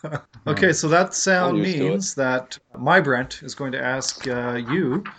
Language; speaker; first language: English; native; English